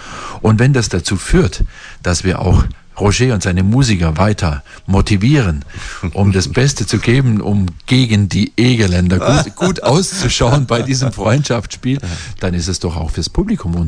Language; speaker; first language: German; native; German